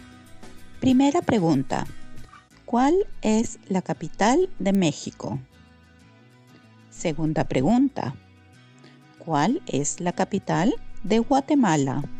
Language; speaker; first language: Spanish; non-native, fluent; Norwegian